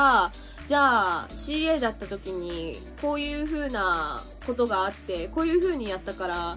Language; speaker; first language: Japanese; native; Japanese